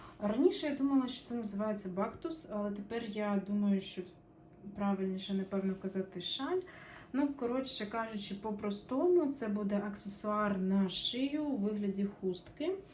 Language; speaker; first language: Ukrainian; non-native, local second language; Russian